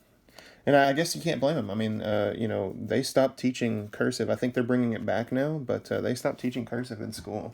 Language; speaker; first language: English; native; English